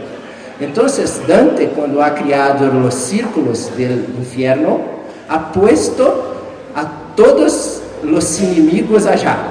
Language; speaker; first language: Spanish; non-native, fluent; Portuguese